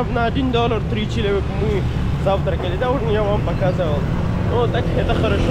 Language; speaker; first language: Russian; non-native, learner; Pashto